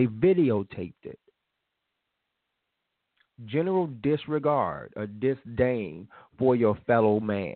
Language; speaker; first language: English; native; English